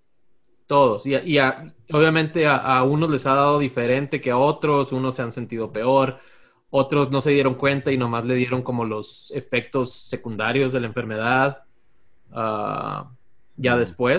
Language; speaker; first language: Spanish; native; Spanish